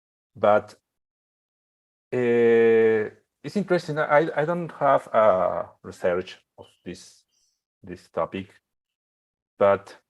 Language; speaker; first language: English; non-native, learner; Spanish